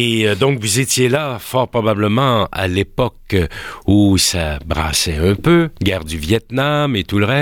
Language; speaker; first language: French; native; French